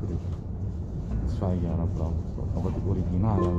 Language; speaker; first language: German; non-native, learner; Spanish